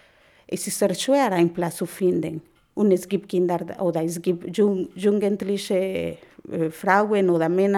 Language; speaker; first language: German; non-native, learner; Spanish